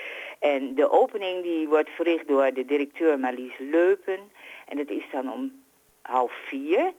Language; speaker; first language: Dutch; native; Dutch